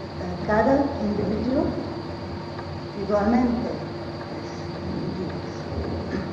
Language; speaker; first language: Spanish; non-native, learner; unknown